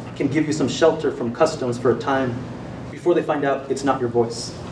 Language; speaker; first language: English; native; English